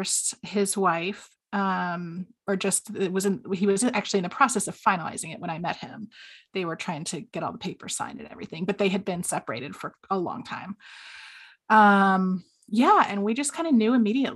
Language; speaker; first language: English; native; English